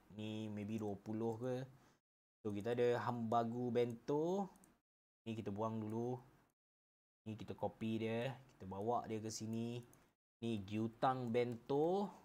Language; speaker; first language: Malay; native; Malay